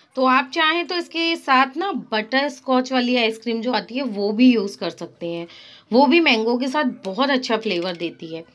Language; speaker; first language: Hindi; native; Hindi